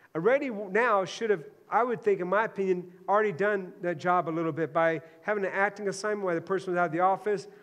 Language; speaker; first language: English; native; English